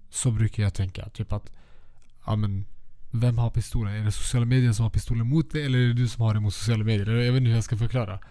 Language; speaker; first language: Swedish; early bilingual, other home language; Kurdish